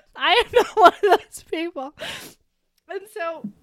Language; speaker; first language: English; native; English